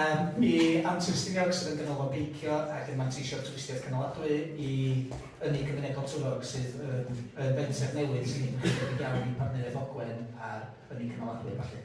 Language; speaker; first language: Welsh; native; Welsh